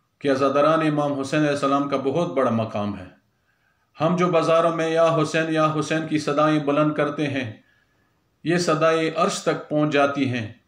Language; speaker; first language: Urdu; non-native, local second language; Pashto